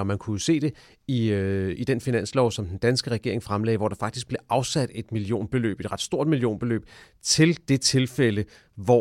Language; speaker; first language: Danish; native; Danish